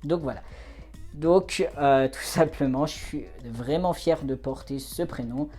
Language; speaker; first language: French; native; French